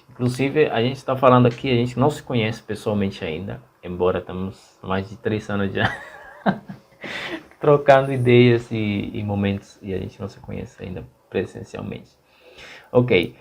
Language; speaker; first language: Portuguese; non-native, fluent; Spanish